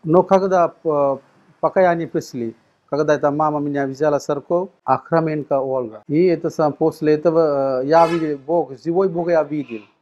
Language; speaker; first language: Russian; non-native, learner; Sinhala